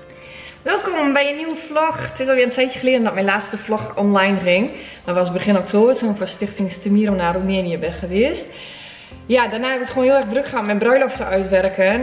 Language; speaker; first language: Dutch; native; Dutch